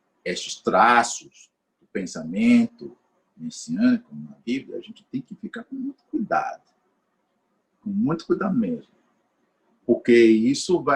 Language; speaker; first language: Portuguese; non-native, fluent; English